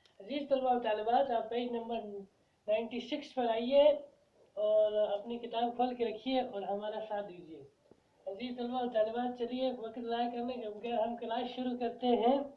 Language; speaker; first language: Urdu; non-native, local second language; Kashmiri